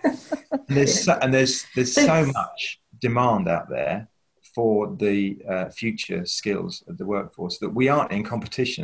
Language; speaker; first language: English; native; English